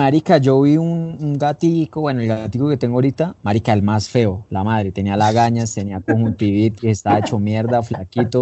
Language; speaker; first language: Spanish; native; Spanish